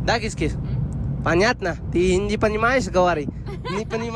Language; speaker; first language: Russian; non-native, learner; Hindi